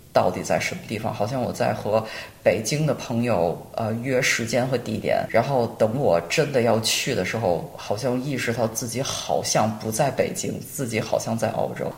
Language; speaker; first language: Chinese; native; Chinese